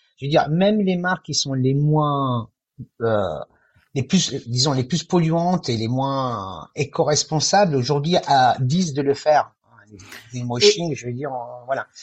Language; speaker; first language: French; non-native, fluent; Italian